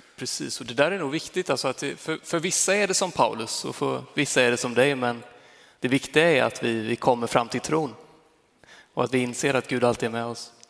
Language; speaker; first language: Swedish; native; Swedish